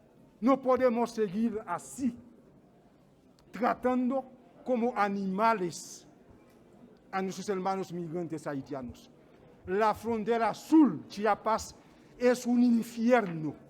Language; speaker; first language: Spanish; non-native, fluent; Haitian Creole